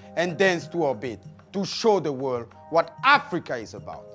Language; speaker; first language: English; non-native, fluent; French